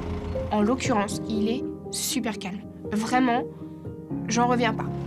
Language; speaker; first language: French; native; French